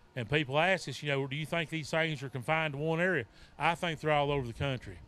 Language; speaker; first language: English; native; English